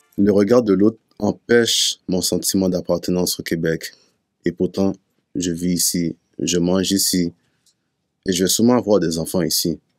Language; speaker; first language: French; early bilingual, other home language; Haitian Creole